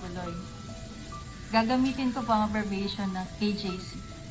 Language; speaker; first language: Filipino; native; Filipino